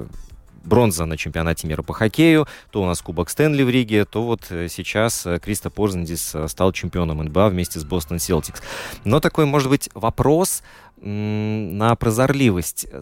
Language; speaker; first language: Russian; native; Russian